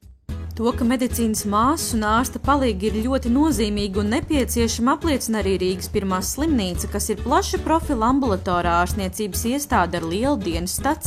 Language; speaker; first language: Latvian; native; Latvian